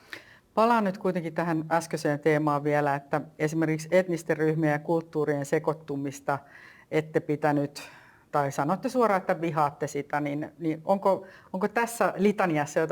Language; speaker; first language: Finnish; native; Finnish